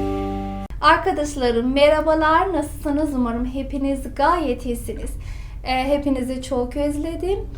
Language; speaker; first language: Turkish; non-native, fluent; Persian